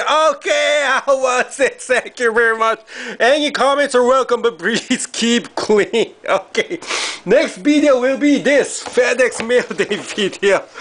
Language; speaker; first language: English; non-native, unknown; Japanese